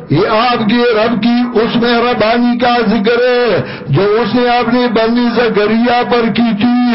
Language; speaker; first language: Urdu; non-native, local second language; Pashto